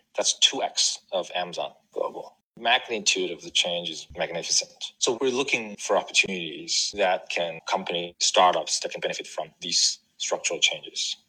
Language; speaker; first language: English; non-native, fluent; Chinese